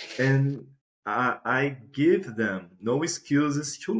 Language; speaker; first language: English; non-native, fluent; Portuguese